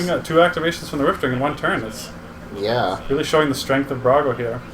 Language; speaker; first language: English; native; English